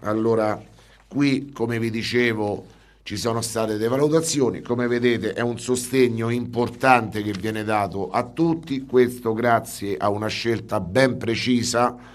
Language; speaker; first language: Italian; native; Italian